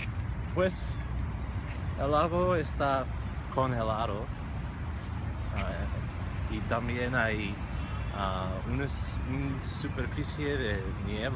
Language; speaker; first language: Spanish; non-native, fluent; English